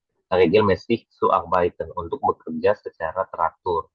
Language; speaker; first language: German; non-native, fluent; Indonesian